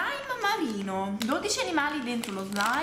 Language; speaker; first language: Italian; native; Italian